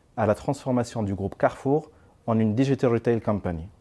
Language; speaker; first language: French; non-native, local second language; Arabic